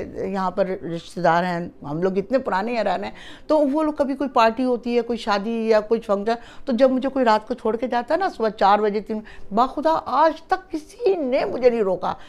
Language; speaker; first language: Urdu; early bilingual, heritage; Urdu